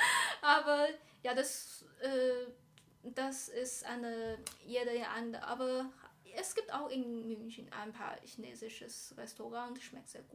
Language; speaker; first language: German; non-native, learner; Chinese